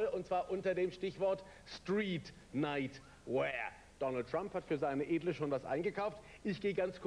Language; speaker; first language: German; native; German